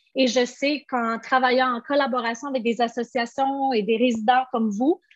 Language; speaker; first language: French; native; French